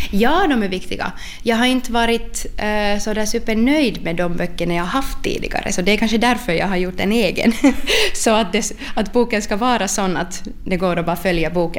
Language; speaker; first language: Swedish; non-native, local second language; Finnish